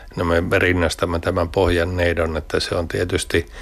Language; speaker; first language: Finnish; native; Finnish